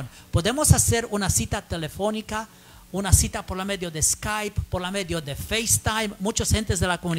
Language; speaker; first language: Spanish; non-native, learner; English